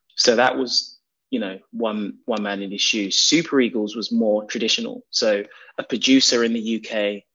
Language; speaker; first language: English; native; English